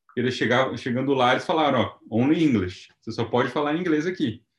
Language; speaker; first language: Portuguese; native; Portuguese